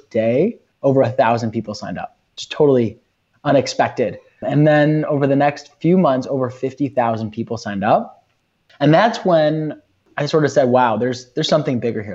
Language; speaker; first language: English; native; English